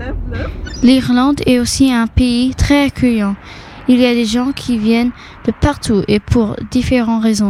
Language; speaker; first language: French; early bilingual, heritage; French